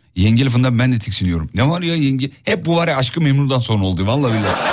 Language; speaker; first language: Turkish; native; Turkish